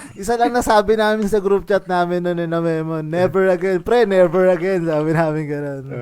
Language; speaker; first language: Filipino; native; Filipino